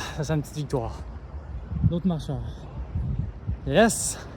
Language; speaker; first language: French; native; French